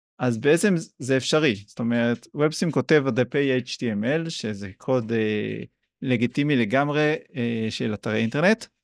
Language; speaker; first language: Hebrew; native; Hebrew